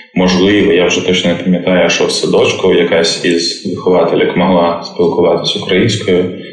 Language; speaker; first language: Ukrainian; non-native, local second language; Russian